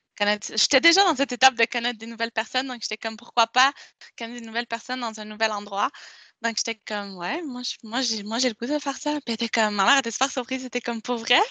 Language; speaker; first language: French; non-native, local second language; Spanish